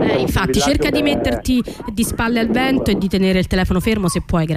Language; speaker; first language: Italian; native; Italian